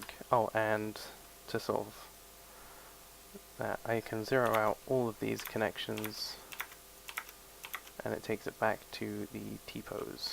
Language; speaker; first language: English; native; English